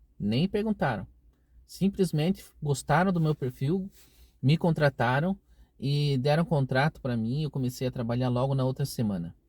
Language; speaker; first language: Portuguese; native; Portuguese